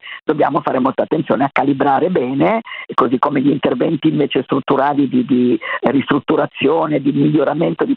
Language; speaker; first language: Italian; native; Italian